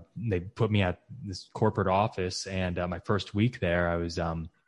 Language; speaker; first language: English; native; English